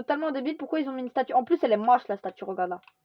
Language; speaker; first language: French; native; French